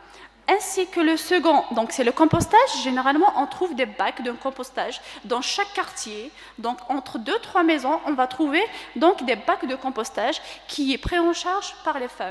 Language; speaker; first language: French; non-native, local second language; Kabyle